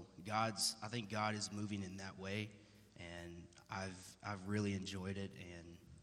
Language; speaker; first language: English; native; English